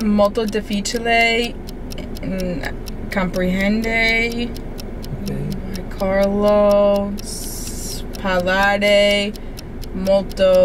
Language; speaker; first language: Italian; non-native, learner; English